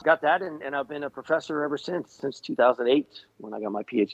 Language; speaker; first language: English; native; English